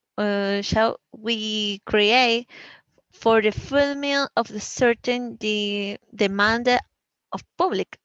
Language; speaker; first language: English; non-native, learner; Spanish